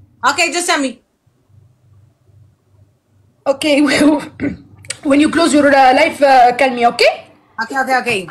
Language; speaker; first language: English; non-native, learner; Arabic